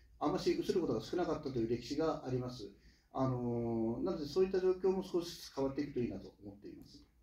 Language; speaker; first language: Japanese; native; Japanese